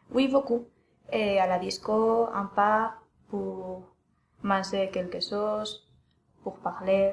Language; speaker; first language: French; non-native, learner; Spanish